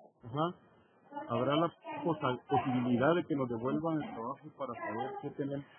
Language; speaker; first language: Spanish; native; Spanish